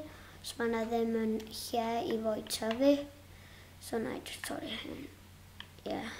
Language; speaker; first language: Welsh; non-native, local second language; English